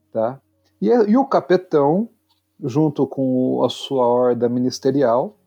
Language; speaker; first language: Portuguese; native; Portuguese